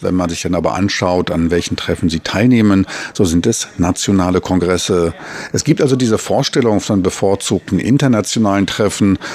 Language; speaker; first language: German; native; German